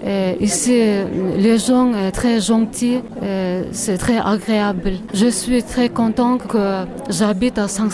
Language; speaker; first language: French; non-native, learner; Kyrgyz